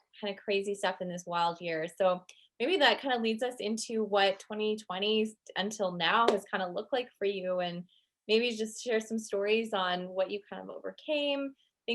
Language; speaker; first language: English; native; English